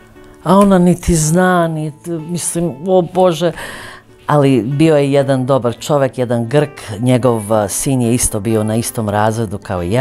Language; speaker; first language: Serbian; early bilingual, other home language; Croatian